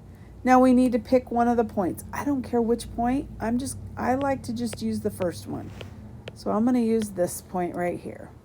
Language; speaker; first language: English; native; English